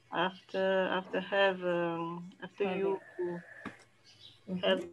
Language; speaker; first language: English; non-native, learner; French